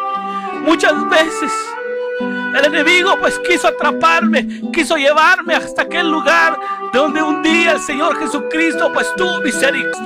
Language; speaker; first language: Spanish; native; Spanish